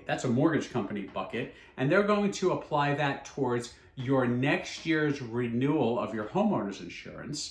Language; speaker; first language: English; native; English